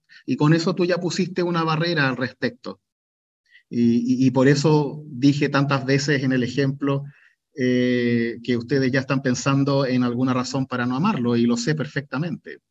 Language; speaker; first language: Spanish; native; Spanish